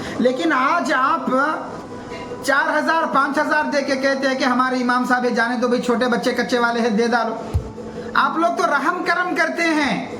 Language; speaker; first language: Urdu; native; Urdu